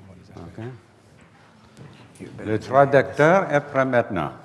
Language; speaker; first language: French; non-native, learner; English